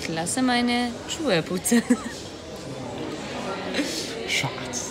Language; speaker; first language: German; non-native, learner; Hungarian